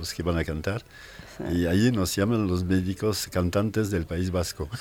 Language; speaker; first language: Spanish; non-native, fluent; French